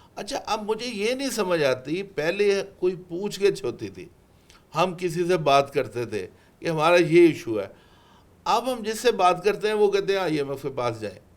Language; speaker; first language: Urdu; non-native, local second language; Punjabi